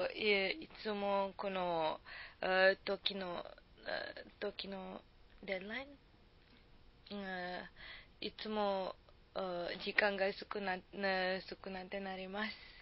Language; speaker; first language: Japanese; non-native, learner; Serbian